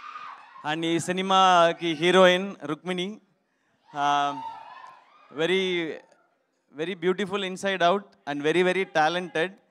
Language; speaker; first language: Telugu; non-native, learner; Tamil